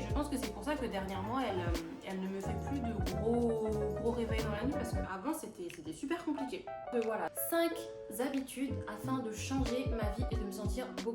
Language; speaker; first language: French; native; French